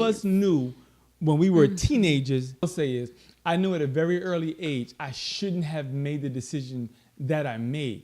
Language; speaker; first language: English; native; English